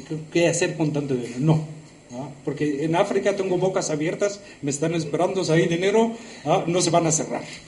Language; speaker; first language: Spanish; non-native, fluent; Arabic